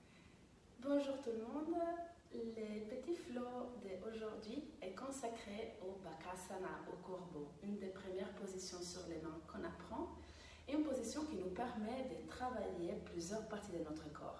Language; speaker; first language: French; non-native, fluent; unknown